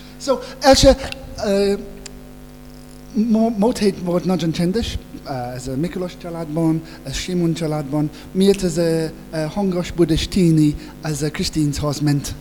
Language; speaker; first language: Hungarian; non-native, learner; English